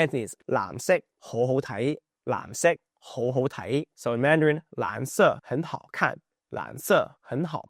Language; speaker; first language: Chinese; non-native, fluent; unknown